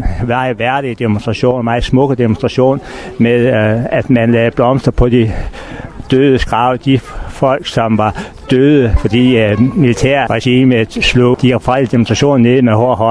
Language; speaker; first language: Danish; native; Danish